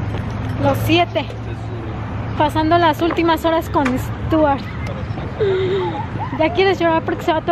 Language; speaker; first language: Spanish; native; Spanish